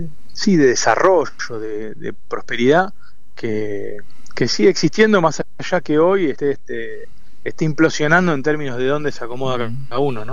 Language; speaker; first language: Spanish; native; Spanish